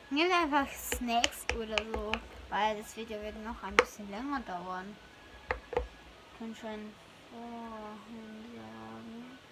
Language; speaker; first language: German; early bilingual, heritage; German